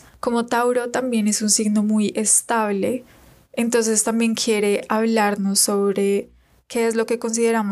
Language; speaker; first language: Spanish; native; Spanish